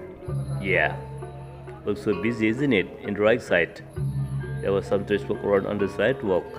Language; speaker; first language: English; non-native, learner; Indonesian